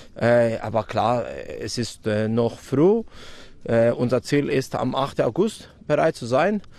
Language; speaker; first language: German; non-native, fluent; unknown